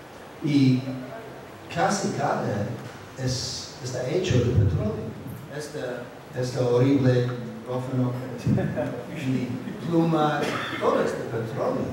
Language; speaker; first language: Spanish; non-native, fluent; English